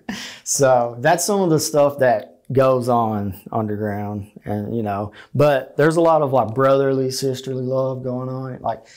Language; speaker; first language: English; native; English